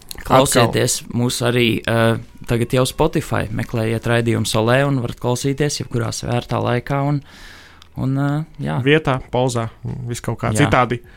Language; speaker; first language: Latvian; native; Latvian